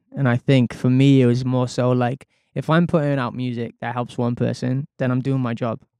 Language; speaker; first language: English; native; English